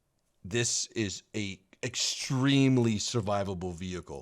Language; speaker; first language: English; native; English